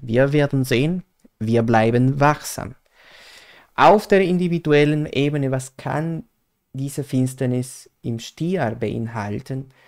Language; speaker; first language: German; non-native, fluent; Spanish